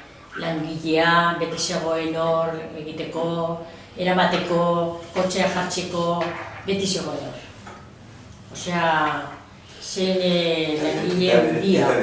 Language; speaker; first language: Basque; non-native, local second language; Spanish